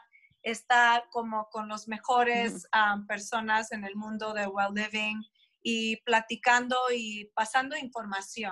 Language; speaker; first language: Spanish; non-native, fluent; English